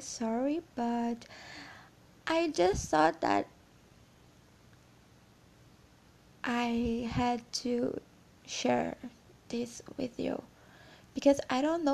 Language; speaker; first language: English; non-native, learner; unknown